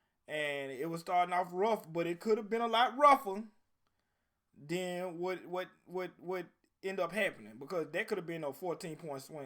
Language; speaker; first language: English; native; English